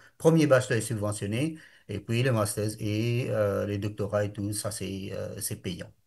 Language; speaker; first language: French; non-native, local second language; Morisyen